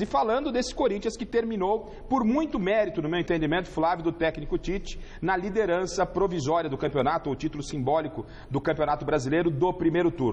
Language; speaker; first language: Portuguese; native; Portuguese